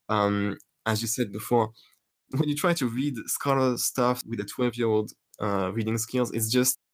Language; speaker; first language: English; non-native, fluent; French